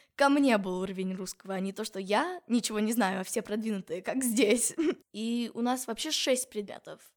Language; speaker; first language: Russian; non-native, fluent; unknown